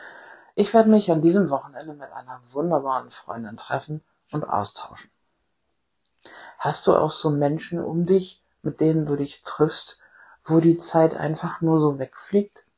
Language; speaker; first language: German; native; German